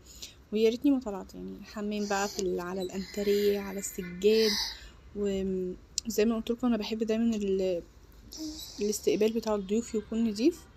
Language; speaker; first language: Arabic; native; Arabic